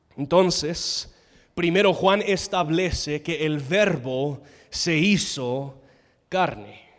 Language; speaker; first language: Spanish; non-native, fluent; English